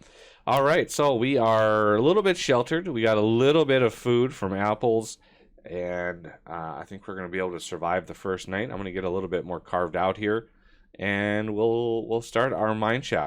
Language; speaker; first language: English; native; English